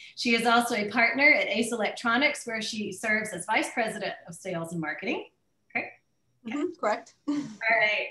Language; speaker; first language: English; native; English